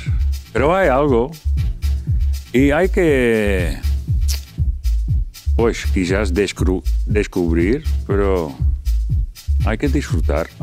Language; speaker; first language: Spanish; non-native, fluent; Dutch